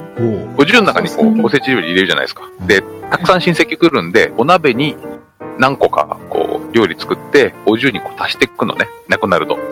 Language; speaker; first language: Japanese; native; Japanese